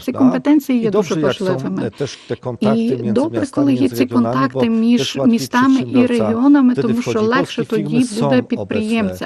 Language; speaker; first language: Ukrainian; non-native, fluent; Polish